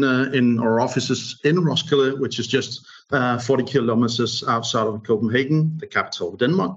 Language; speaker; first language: English; non-native, fluent; Danish